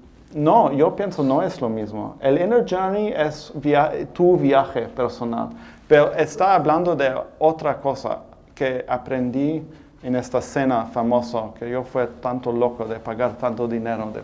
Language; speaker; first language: Spanish; non-native, fluent; English